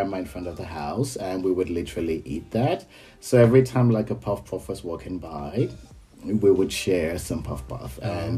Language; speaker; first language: English; non-native, local second language; Yoruba